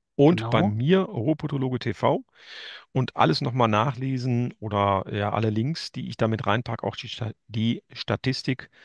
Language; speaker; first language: German; native; German